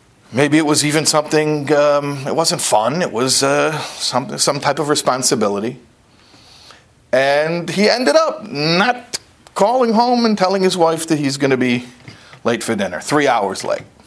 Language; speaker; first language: English; native; English